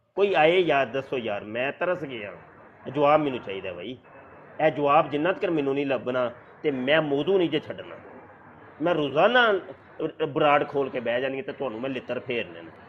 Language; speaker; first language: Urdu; non-native, local second language; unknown